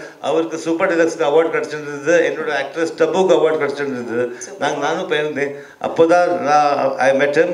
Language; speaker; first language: Tamil; early bilingual, heritage; Tamil